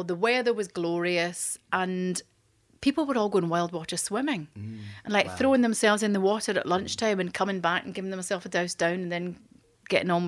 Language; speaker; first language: English; native; English